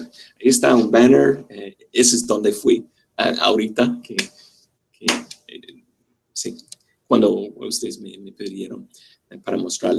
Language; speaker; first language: Spanish; non-native, fluent; English